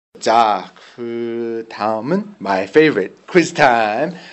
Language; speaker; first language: Korean; non-native, learner; English